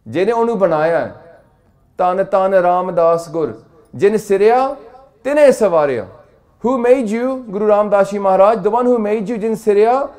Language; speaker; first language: Punjabi; early bilingual, heritage; Punjabi